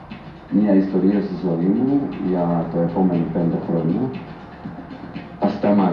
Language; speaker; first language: Greek; non-native, fluent; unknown